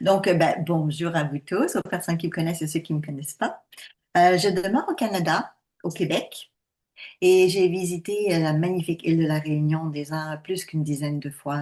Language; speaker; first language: French; native; French